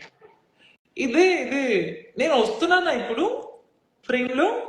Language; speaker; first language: Telugu; non-native, local second language; Odia